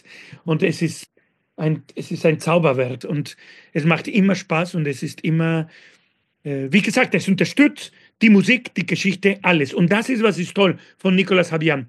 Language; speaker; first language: German; non-native, fluent; Spanish